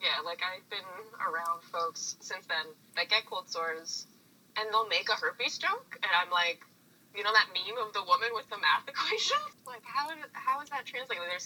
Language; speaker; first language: English; native; English